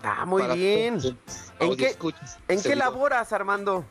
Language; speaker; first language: Spanish; native; Spanish